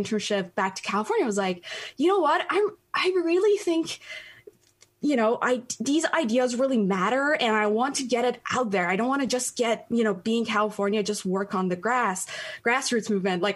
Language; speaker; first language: English; non-native, fluent; Persian